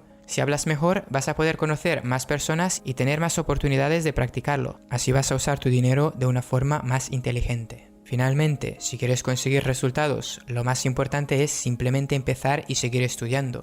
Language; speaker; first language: Spanish; non-native, fluent; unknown